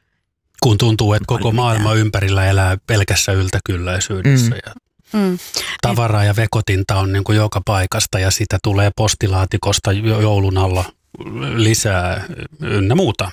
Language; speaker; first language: Finnish; native; Finnish